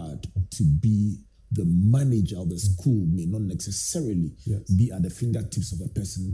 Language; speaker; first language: English; non-native, local second language; Akan